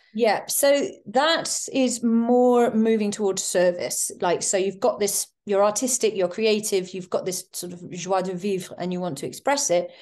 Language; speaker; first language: English; native; English